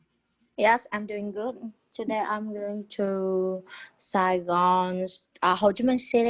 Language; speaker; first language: English; non-native, learner; Vietnamese